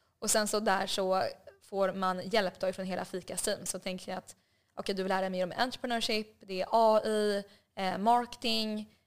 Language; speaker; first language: Swedish; native; Swedish